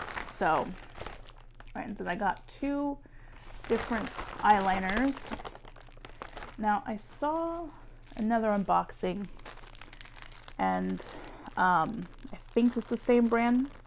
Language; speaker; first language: English; native; English